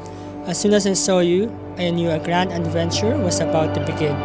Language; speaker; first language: English; non-native, fluent; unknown